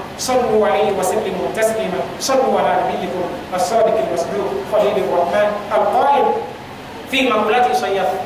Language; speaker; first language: Arabic; non-native, fluent; Yoruba